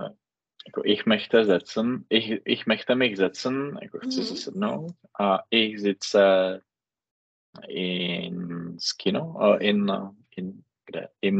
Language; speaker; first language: German; non-native, learner; Czech